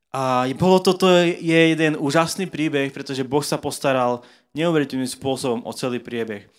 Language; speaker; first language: Slovak; native; Slovak